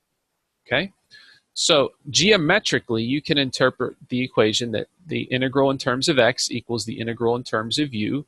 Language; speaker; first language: English; native; English